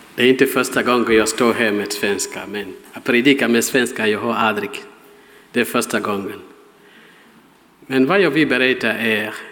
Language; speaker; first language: Swedish; non-native, learner; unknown